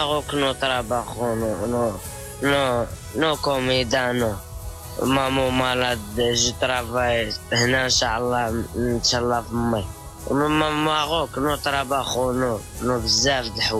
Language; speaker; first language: Spanish; non-native, learner; Arabic